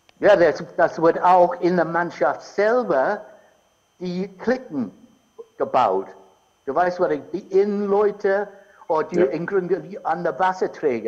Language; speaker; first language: German; non-native, fluent; English